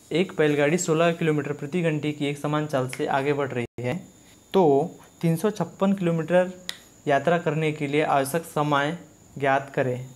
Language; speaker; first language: Hindi; native; Hindi